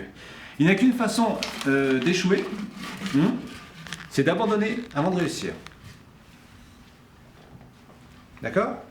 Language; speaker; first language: French; native; French